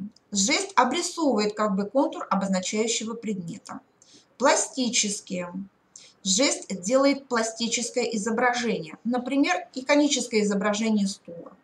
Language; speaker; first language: Russian; native; Russian